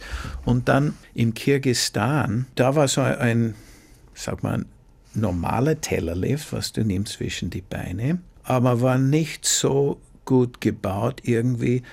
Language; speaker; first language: German; non-native, fluent; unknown